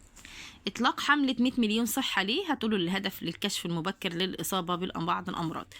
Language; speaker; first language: Arabic; native; Arabic